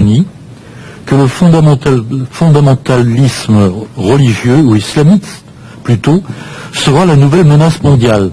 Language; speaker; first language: French; native; French